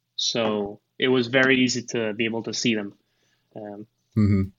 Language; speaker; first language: English; non-native, fluent; Spanish